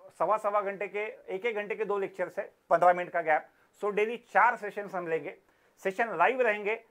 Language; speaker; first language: Hindi; non-native, local second language; Marathi